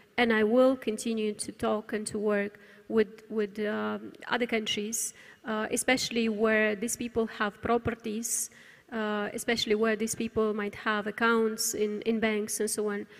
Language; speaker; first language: English; non-native, fluent; Romanian